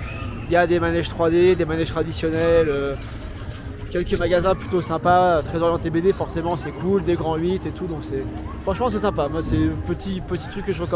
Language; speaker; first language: French; native; French